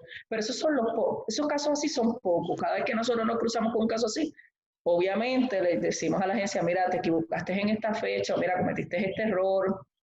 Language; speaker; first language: Spanish; native; Spanish